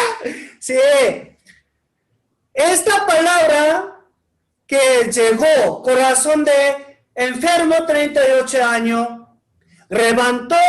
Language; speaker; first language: Spanish; non-native, learner; Korean